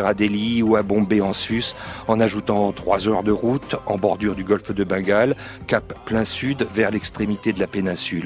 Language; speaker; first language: French; native; French